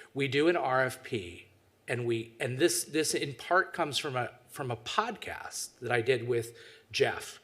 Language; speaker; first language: English; native; English